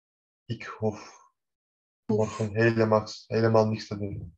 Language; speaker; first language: Dutch; non-native, learner; Turkish